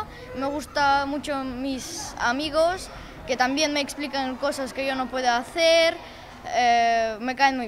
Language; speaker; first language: Spanish; non-native, learner; Ukrainian